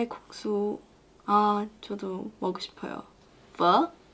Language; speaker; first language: Korean; non-native, learner; Chinese